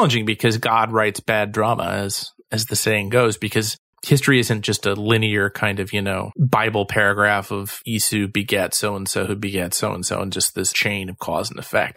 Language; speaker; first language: English; native; English